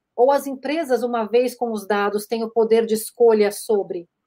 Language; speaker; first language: Portuguese; native; Portuguese